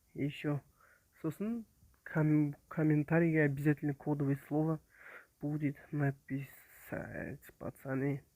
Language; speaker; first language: Russian; non-native, local second language; Kazakh